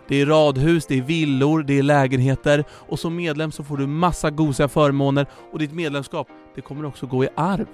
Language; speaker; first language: Swedish; native; Swedish